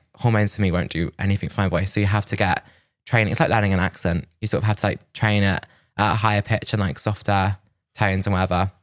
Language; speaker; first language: English; native; English